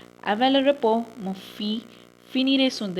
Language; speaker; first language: French; non-native, learner; Tamil